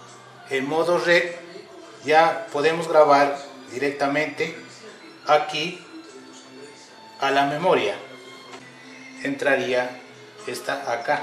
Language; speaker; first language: Spanish; native; Spanish